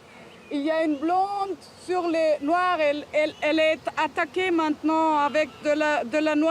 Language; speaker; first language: French; non-native, learner; German